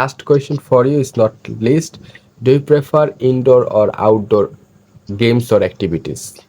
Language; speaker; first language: English; non-native, fluent; Bangla